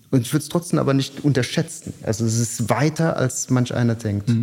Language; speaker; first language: German; native; German